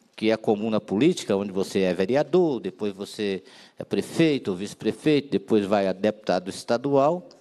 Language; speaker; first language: Portuguese; native; Portuguese